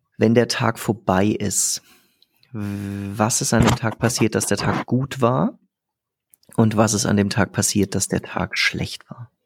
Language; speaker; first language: German; native; German